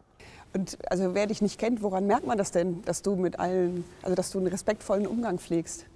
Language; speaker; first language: German; native; German